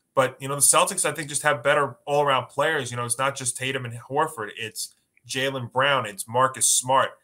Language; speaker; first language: English; native; English